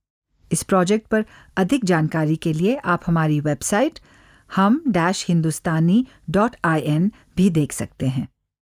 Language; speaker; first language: Hindi; native; Hindi